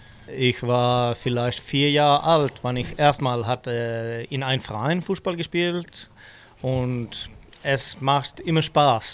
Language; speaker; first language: German; non-native, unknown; Swedish